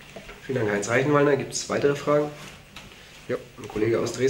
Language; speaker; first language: German; native; German